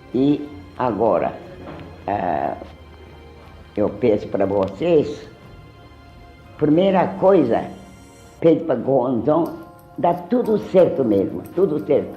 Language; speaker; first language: Portuguese; early bilingual, heritage; Japanese